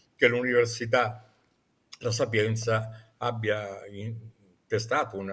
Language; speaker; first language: Italian; native; Italian